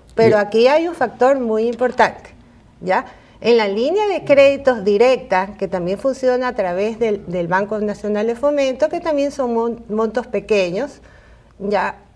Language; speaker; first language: Spanish; native; Spanish